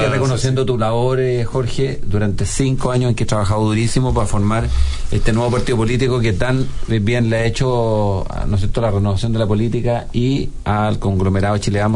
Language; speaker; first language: Spanish; native; Spanish